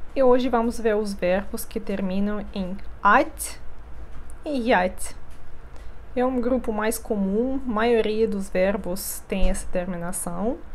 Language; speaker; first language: Portuguese; non-native, fluent; Russian